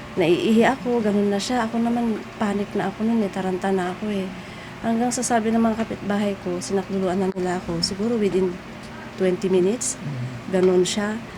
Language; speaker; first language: Filipino; native; Filipino